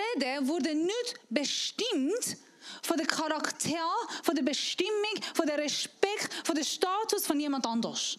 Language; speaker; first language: German; non-native, learner; Persian